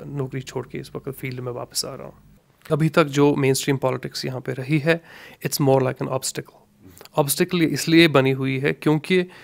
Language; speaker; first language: Urdu; non-native, local second language; Kashmiri